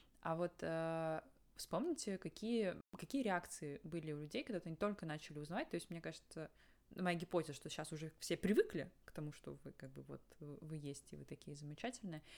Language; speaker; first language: Russian; native; Russian